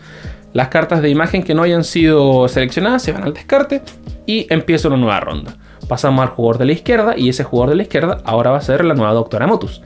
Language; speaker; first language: Spanish; native; Spanish